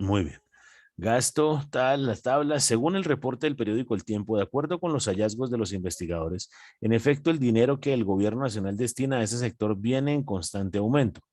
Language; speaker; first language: Spanish; native; Spanish